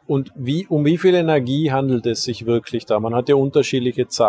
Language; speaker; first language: German; native; German